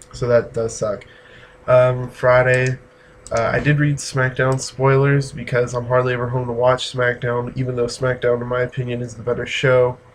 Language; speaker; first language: English; native; English